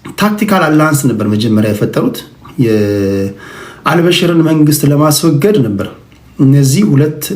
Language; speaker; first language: Amharic; native; Amharic